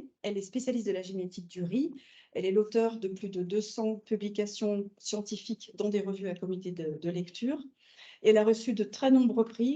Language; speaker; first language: French; native; French